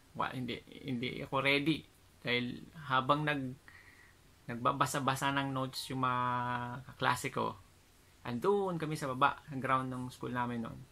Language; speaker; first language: Filipino; non-native, local second language; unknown